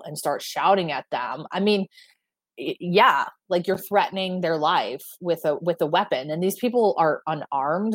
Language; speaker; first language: English; native; English